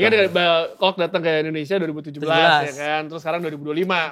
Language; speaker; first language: Indonesian; native; Indonesian